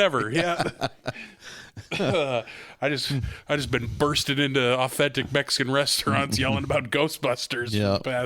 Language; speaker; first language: English; native; English